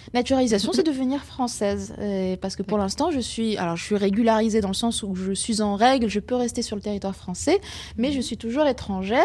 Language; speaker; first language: French; non-native, local second language; Arabic